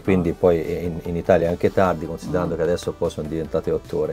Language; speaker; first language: Italian; native; Italian